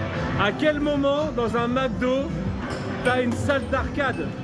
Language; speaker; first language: French; native; French